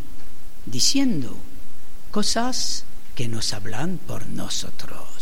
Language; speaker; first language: Spanish; non-native, learner; German